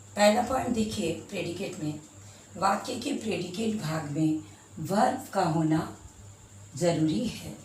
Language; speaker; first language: Hindi; native; Hindi